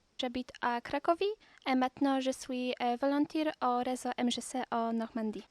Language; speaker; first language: French; non-native, learner; Polish